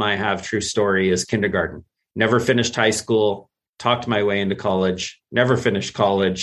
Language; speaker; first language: English; native; English